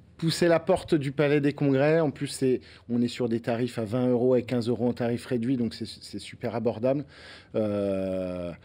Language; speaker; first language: French; native; French